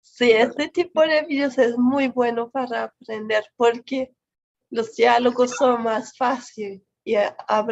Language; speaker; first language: Spanish; non-native, fluent; German